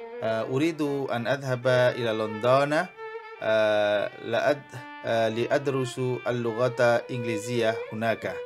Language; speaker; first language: Arabic; non-native, fluent; Indonesian